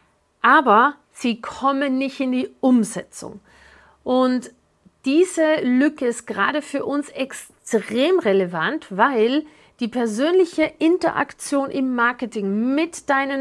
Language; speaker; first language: German; native; German